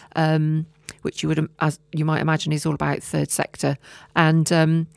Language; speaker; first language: English; native; English